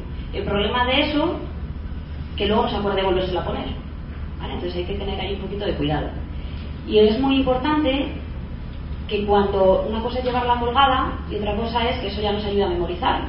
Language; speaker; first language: Spanish; native; Spanish